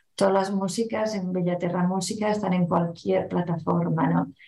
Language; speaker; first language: Spanish; non-native, local second language; Catalan